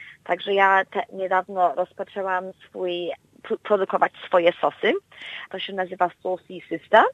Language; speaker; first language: Polish; early bilingual, heritage; Polish